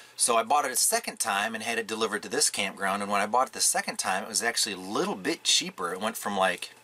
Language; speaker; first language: English; native; English